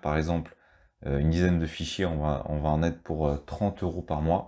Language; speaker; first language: French; native; French